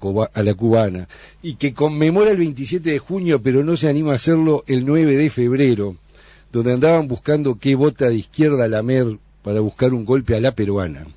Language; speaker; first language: Spanish; native; Spanish